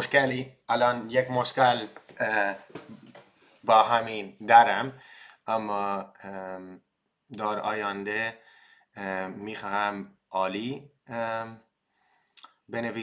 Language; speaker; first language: Persian; non-native, learner; Dutch